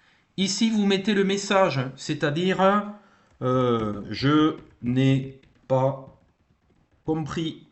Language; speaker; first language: French; native; French